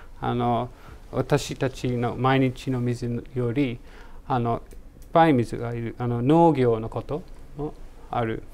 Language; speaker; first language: Japanese; non-native, learner; English